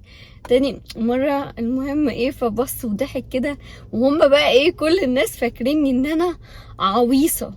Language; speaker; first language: Arabic; native; Arabic